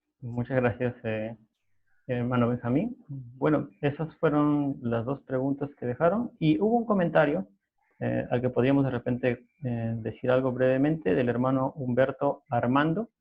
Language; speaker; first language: Spanish; native; Spanish